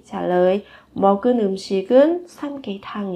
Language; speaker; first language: Korean; non-native, fluent; Vietnamese